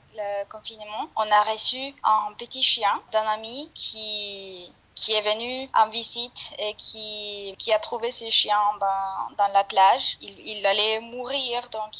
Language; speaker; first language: French; non-native, fluent; Spanish